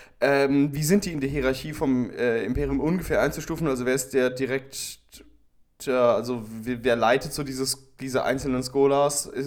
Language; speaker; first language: German; native; German